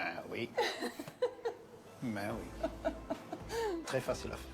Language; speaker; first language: French; non-native, fluent; Portuguese